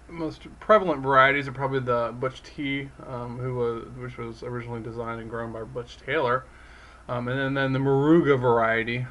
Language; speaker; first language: English; native; English